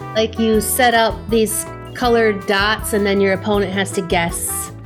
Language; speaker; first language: English; native; English